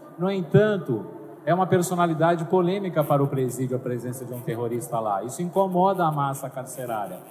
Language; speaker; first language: Portuguese; native; Portuguese